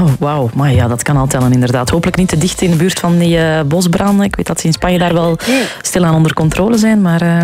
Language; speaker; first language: Dutch; native; Dutch